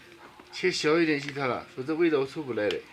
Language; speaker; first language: Chinese; native; Chinese